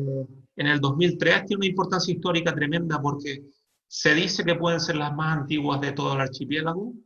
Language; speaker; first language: Spanish; native; Spanish